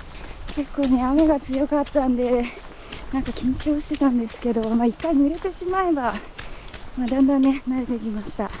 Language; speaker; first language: Japanese; native; Japanese